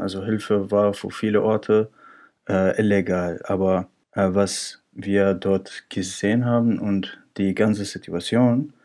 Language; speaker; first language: German; non-native, fluent; Arabic